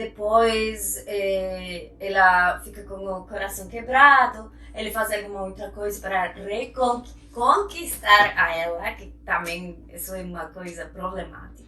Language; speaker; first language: Portuguese; non-native, fluent; Spanish